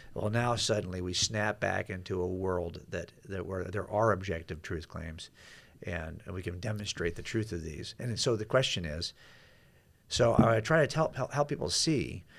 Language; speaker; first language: English; native; English